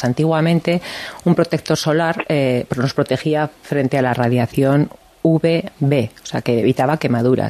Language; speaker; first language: Spanish; native; Spanish